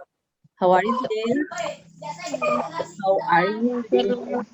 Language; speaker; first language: English; non-native, learner; Indonesian